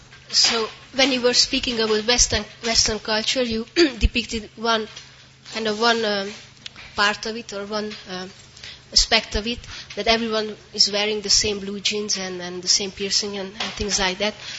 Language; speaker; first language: English; non-native, fluent; Hungarian